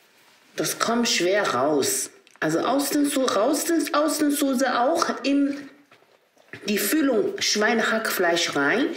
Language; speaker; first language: German; non-native, learner; Chinese